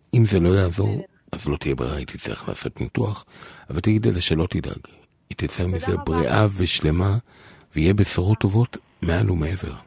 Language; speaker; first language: Hebrew; native; Hebrew